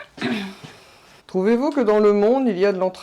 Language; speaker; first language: French; native; French